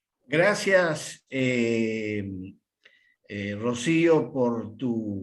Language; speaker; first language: Spanish; native; Spanish